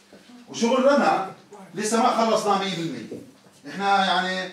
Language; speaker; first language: Arabic; native; Arabic